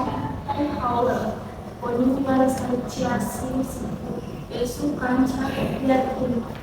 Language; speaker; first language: Chinese; non-native, learner; Indonesian